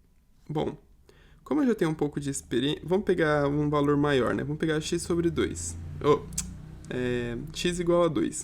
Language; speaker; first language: Portuguese; native; Portuguese